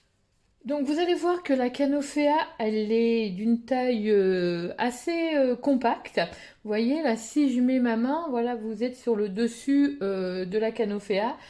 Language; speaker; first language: French; native; French